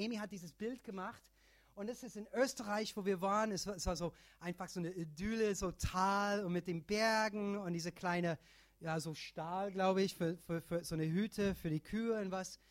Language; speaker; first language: German; non-native, fluent; English